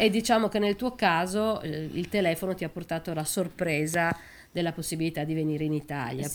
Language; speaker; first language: Italian; native; Italian